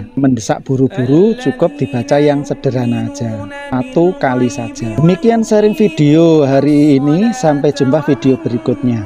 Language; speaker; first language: Indonesian; native; Indonesian